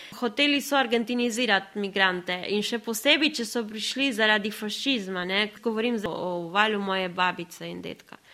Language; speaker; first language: Slovenian; early bilingual, other home language; Spanish